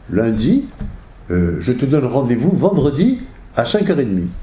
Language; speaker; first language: French; early bilingual, other home language; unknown